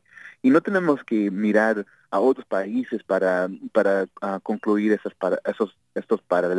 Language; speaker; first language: Spanish; early bilingual, heritage; Spanish